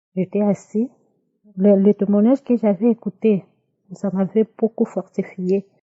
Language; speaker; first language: French; non-native, local second language; Lingala